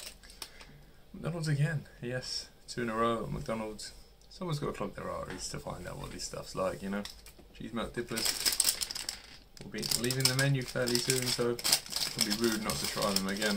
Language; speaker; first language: English; native; English